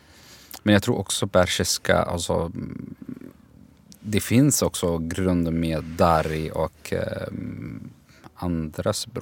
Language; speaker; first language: Swedish; non-native, learner; Arabic